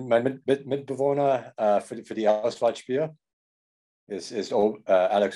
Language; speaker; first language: German; non-native, learner; English